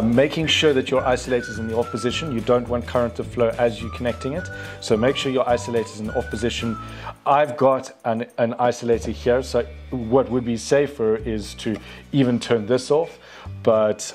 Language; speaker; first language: English; native; English